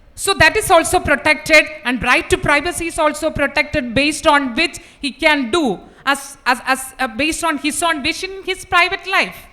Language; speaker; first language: English; non-native, local second language; Malayalam